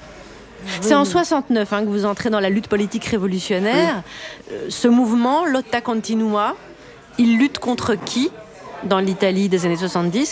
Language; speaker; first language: French; native; French